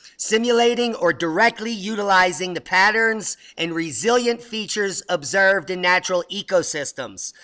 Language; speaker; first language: English; native; English